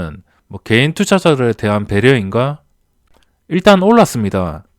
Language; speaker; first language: Korean; native; Korean